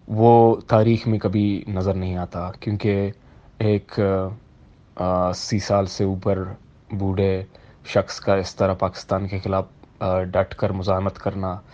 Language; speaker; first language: Urdu; non-native, local second language; Baluchi